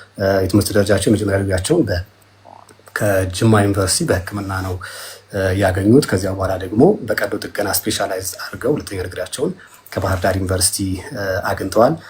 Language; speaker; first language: Amharic; native; Amharic